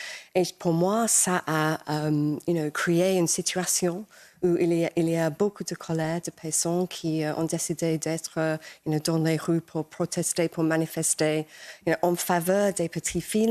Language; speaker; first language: French; non-native, fluent; English